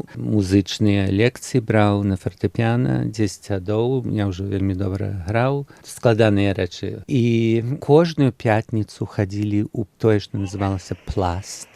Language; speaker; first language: Belarusian; early bilingual, heritage; Belarusian